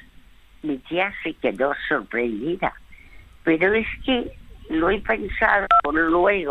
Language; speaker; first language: Spanish; early bilingual, other home language; French